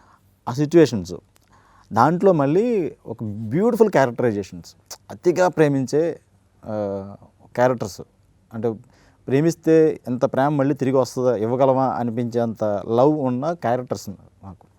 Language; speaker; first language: Telugu; native; Telugu